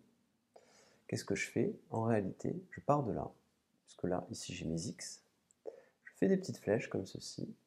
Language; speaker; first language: French; native; French